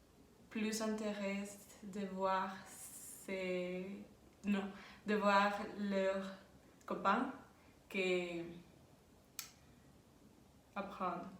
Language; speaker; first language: French; non-native, learner; Spanish